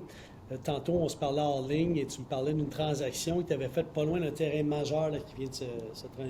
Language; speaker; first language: French; native; French